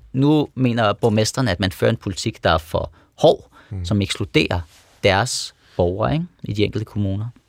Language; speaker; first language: Danish; early bilingual, other home language; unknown